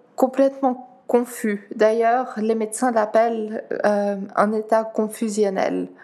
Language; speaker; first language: French; non-native, fluent; Dutch